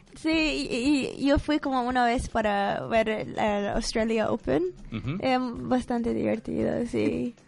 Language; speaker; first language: Spanish; non-native, fluent; English